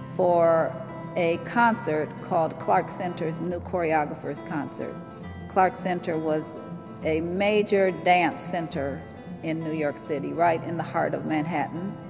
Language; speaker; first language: English; native; English